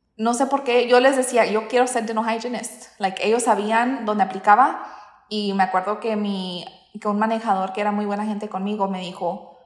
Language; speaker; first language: Spanish; early bilingual, heritage; Spanish